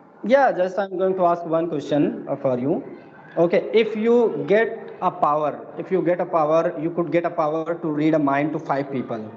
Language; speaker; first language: English; non-native, fluent; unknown